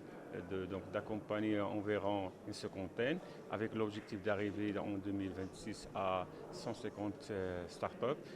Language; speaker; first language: French; non-native, local second language; Arabic